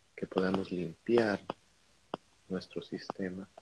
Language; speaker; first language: Spanish; native; Spanish